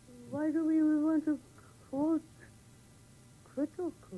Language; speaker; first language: English; non-native, fluent; German